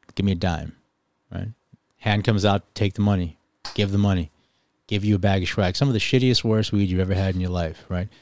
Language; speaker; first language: English; native; English